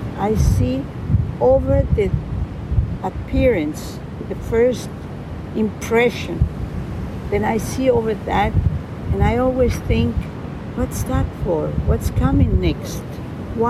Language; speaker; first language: English; non-native, fluent; Spanish